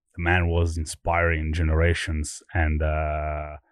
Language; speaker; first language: English; non-native, fluent; Italian